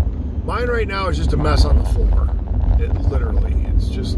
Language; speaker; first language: English; native; English